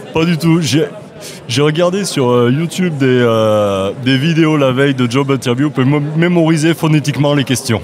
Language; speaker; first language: French; native; French